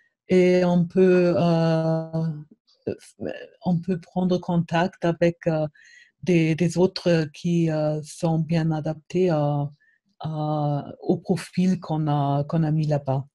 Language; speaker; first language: French; non-native, fluent; German